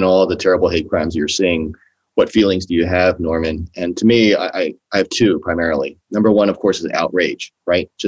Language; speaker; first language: English; native; English